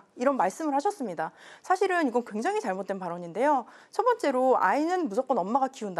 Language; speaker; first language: Korean; native; Korean